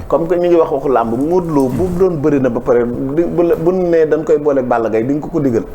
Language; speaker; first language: Wolof; native; Wolof